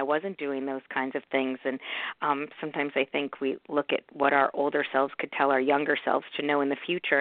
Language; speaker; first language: English; native; English